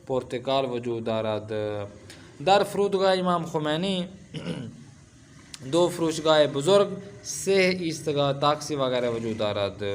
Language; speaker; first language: Persian; non-native, fluent; Urdu